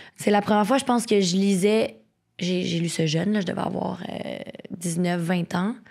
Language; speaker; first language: French; native; French